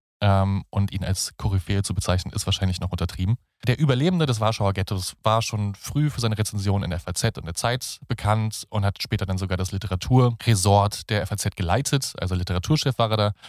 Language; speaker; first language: German; native; German